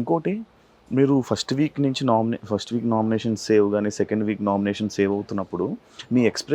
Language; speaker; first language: Telugu; native; Telugu